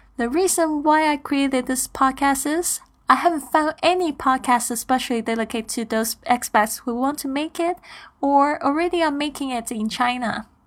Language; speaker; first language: English; non-native, fluent; Chinese